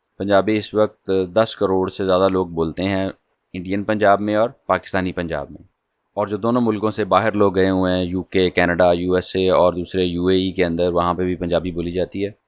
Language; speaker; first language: Urdu; non-native, local second language; Punjabi